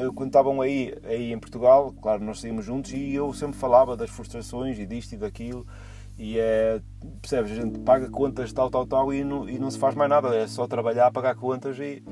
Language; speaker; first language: Portuguese; native; Portuguese